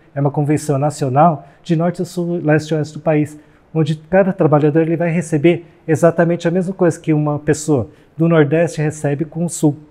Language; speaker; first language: Portuguese; native; Portuguese